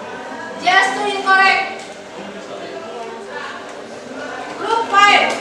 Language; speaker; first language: English; non-native, fluent; Indonesian